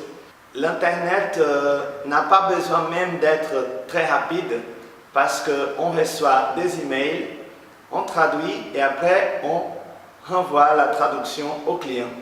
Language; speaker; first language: French; non-native, fluent; Portuguese